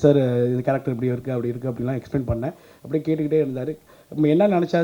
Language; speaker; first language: Tamil; native; Tamil